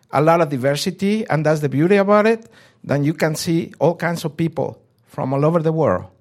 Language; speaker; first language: English; non-native, fluent; Spanish